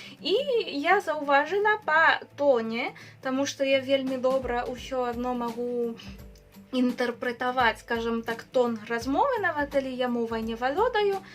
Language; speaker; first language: Belarusian; non-native, fluent; Spanish